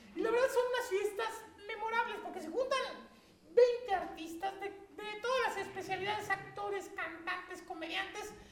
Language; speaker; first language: Spanish; native; Spanish